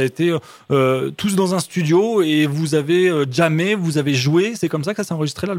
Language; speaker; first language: French; native; French